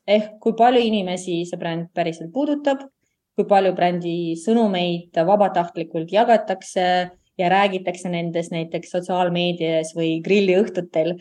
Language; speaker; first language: Estonian; non-native, local second language; Russian